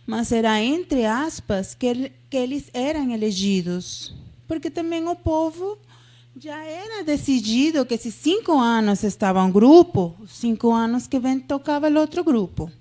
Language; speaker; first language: Portuguese; non-native, fluent; Spanish